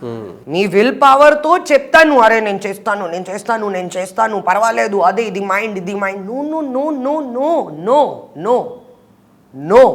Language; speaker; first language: Telugu; non-native, learner; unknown